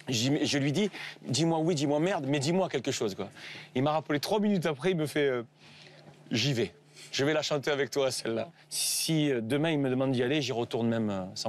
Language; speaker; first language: French; native; French